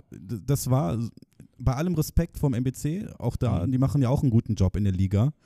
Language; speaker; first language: German; native; German